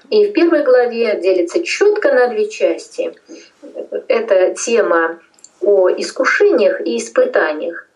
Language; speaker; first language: Russian; non-native, local second language; Tajik